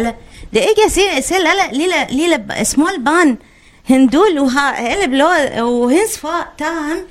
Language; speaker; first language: Danish; non-native, learner; Arabic